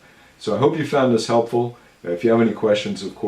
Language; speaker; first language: English; native; English